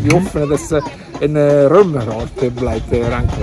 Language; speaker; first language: German; non-native, fluent; Italian